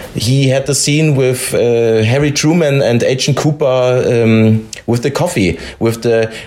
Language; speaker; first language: English; non-native, fluent; German